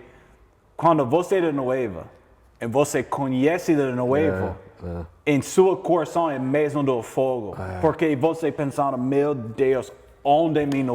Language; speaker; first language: Portuguese; non-native, learner; English